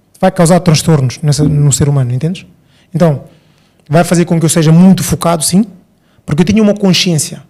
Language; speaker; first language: Portuguese; early bilingual, other home language; Upper Guinea Crioulo